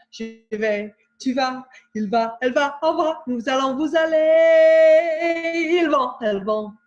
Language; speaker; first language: French; non-native, learner; English